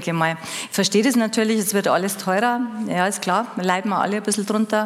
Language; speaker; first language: German; native; German